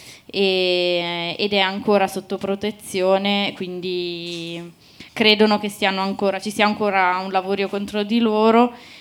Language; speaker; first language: Italian; native; Italian